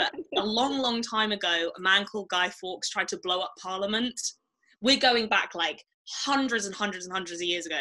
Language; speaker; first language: English; native; English